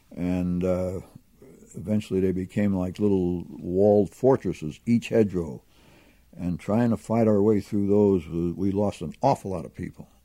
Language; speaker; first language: English; native; English